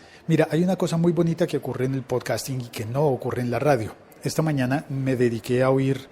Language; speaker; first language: Spanish; native; Spanish